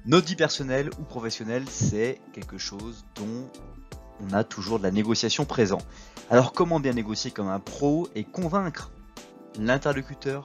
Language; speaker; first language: French; native; French